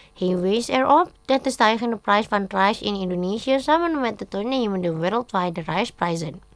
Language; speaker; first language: Dutch; non-native, fluent; Indonesian